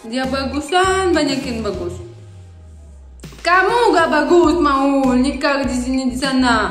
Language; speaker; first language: Indonesian; non-native, learner; Russian